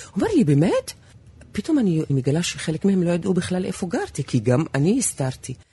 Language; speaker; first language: Hebrew; non-native, local second language; Arabic